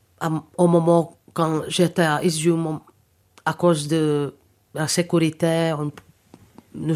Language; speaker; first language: French; non-native, fluent; Czech